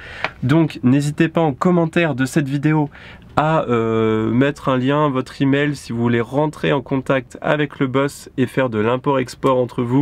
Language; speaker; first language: French; native; French